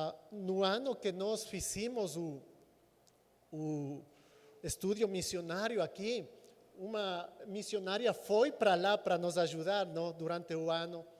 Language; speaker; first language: Portuguese; non-native, fluent; Spanish